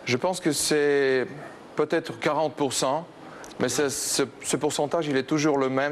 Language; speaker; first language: French; non-native, fluent; Bulgarian